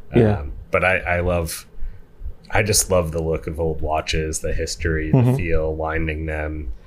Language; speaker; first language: English; native; English